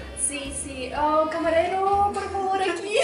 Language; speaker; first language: Spanish; non-native, fluent; Russian